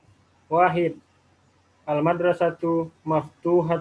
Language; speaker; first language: Arabic; non-native, learner; Indonesian